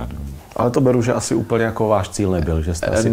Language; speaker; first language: Czech; native; Czech